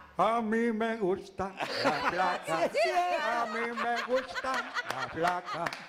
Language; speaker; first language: Spanish; native; Spanish